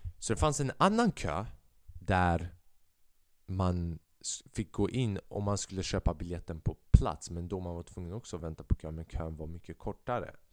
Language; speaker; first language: Swedish; early bilingual, other home language; Albanian